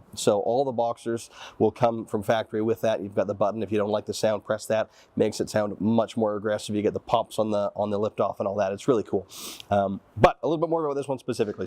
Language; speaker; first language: English; native; English